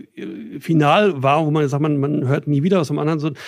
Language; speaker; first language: German; native; German